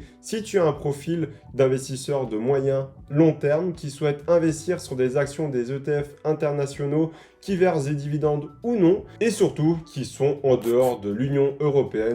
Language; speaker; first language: French; native; French